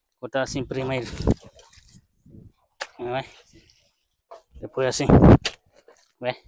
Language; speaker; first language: Portuguese; non-native, learner; Vietnamese